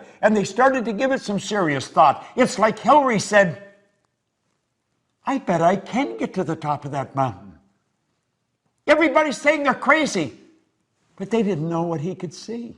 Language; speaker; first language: English; native; English